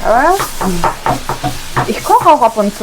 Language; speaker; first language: German; non-native, fluent; Mongolian